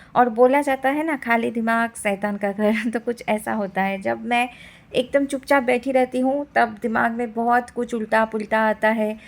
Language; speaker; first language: Hindi; non-native, local second language; Bangla